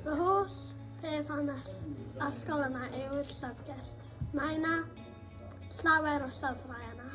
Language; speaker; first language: Welsh; non-native, local second language; English